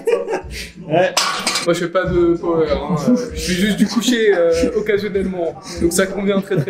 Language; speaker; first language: French; native; French